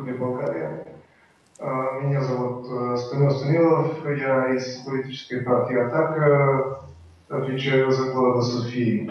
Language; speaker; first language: Russian; non-native, learner; Bulgarian